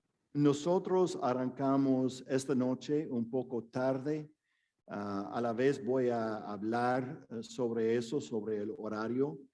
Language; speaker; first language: Spanish; non-native, fluent; English